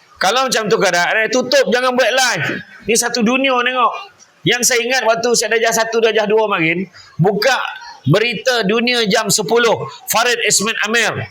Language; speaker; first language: Malay; native; Malay